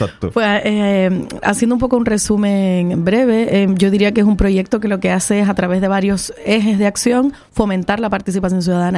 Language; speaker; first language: Spanish; native; Spanish